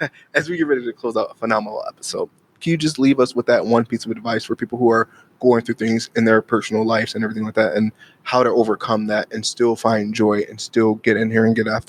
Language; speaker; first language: English; native; English